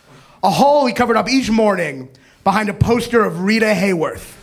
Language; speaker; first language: English; native; English